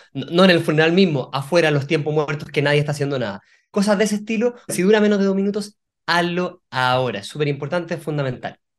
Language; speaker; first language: Spanish; native; Spanish